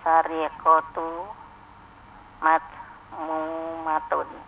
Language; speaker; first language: Arabic; non-native, learner; Indonesian